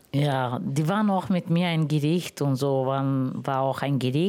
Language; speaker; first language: German; non-native, learner; Romany